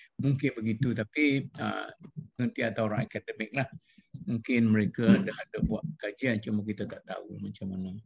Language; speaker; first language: Malay; native; Malay